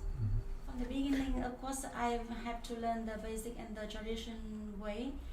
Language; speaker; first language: English; non-native, learner; Vietnamese